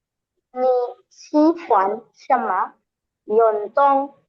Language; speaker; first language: Chinese; non-native, learner; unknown